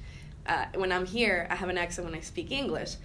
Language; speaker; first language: English; non-native, fluent; Spanish